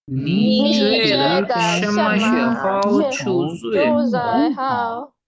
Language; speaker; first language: Chinese; non-native, learner; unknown